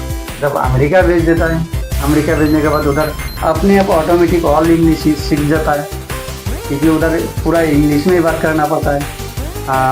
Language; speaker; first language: Hindi; non-native, local second language; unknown